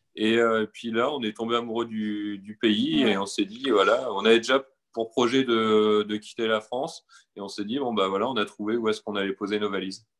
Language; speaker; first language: French; native; French